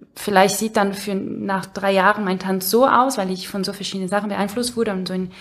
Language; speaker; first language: German; non-native, fluent; Portuguese